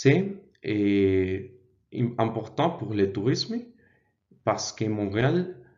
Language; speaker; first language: French; non-native, learner; Spanish